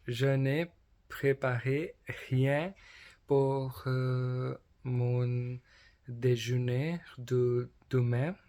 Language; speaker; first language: French; non-native, learner; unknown